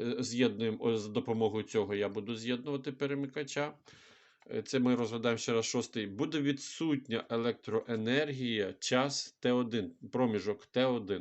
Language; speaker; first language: Ukrainian; non-native, local second language; Russian